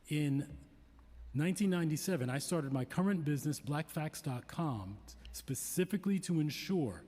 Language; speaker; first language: English; native; English